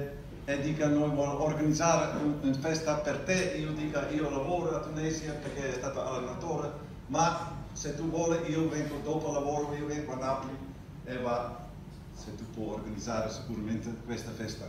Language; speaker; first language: Italian; non-native, learner; Dutch